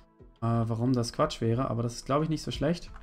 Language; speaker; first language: German; native; German